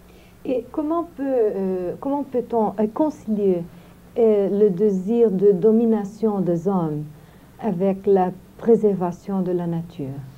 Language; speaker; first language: French; non-native, fluent; Portuguese